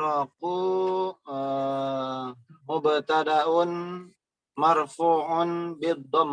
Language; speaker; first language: Arabic; non-native, learner; Indonesian